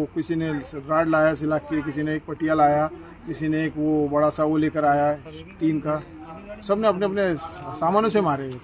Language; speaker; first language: Hindi; non-native, local second language; Urdu